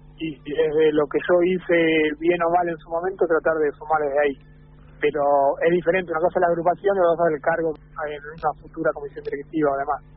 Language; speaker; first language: Spanish; native; Spanish